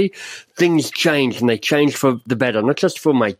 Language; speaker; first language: English; native; English